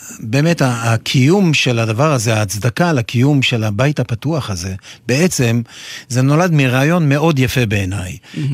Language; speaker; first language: Hebrew; non-native, fluent; French